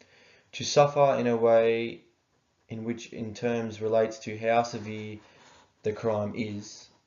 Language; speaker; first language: English; native; English